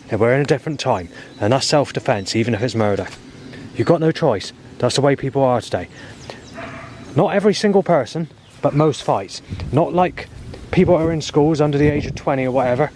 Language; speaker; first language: English; native; English